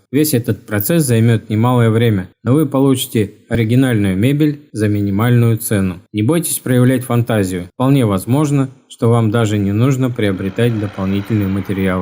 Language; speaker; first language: Russian; native; Russian